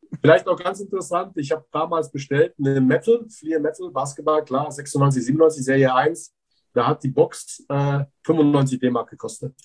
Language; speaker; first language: German; early bilingual, other home language; Persian